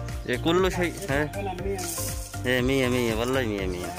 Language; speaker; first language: Arabic; non-native, learner; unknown